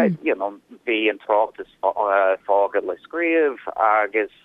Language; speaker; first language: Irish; non-native, learner; English